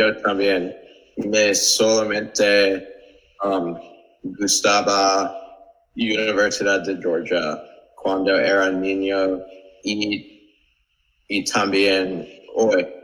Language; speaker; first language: Spanish; non-native, learner; English